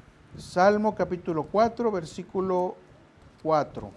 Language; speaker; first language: Spanish; native; Spanish